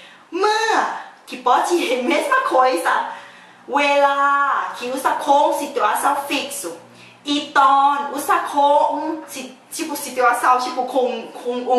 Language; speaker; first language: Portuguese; non-native, fluent; Thai